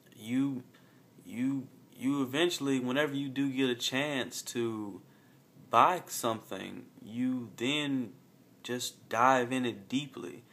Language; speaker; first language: English; native; English